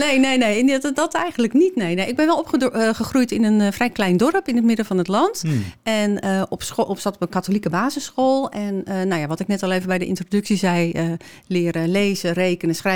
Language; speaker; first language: Dutch; native; Dutch